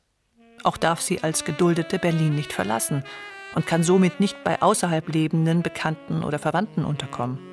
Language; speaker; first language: German; native; German